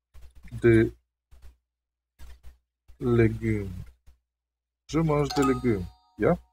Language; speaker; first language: French; non-native, learner; English